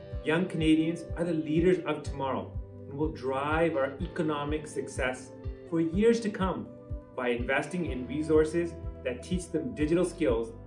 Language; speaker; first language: English; native; English